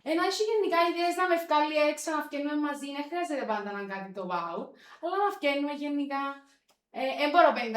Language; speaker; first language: Greek; early bilingual, other home language; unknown